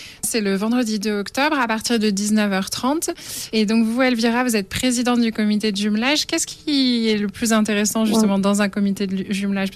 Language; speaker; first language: French; native; French